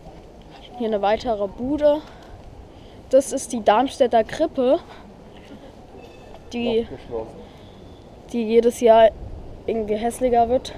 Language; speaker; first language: German; native; German